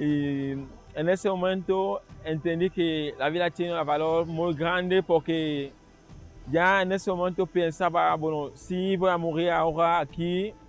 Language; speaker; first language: Spanish; non-native, fluent; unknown